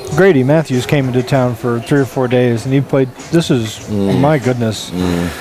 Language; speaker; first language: English; native; English